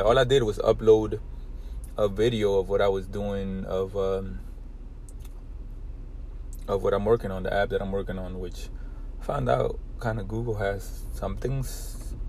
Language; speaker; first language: English; early bilingual, other home language; Spanish